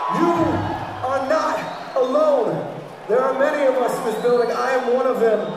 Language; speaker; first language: English; native; English